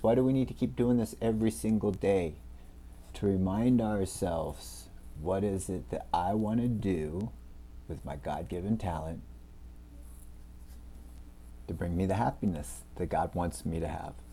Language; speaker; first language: English; native; English